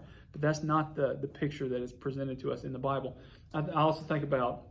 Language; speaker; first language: English; native; English